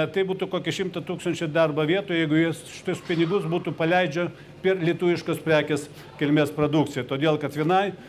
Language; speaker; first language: Lithuanian; non-native, fluent; Ukrainian